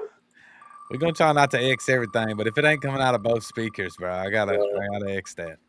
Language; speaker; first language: English; native; English